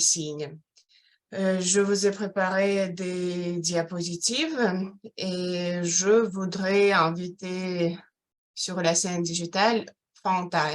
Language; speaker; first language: French; non-native, fluent; Russian